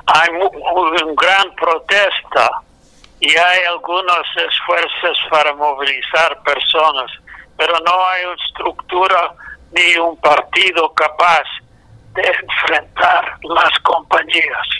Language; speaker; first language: Spanish; non-native, fluent; English